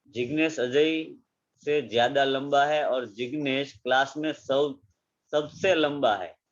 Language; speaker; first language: Hindi; non-native, local second language; Gujarati